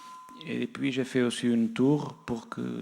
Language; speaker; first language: French; non-native, fluent; Portuguese